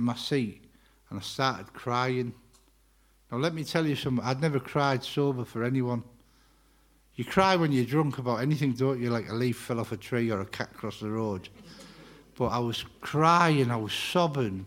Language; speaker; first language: English; native; English